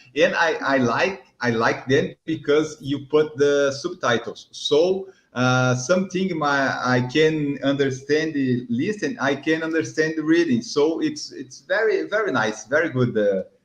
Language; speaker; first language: English; non-native, learner; Portuguese